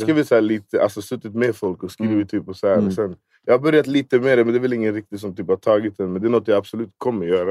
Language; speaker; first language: Swedish; native; Swedish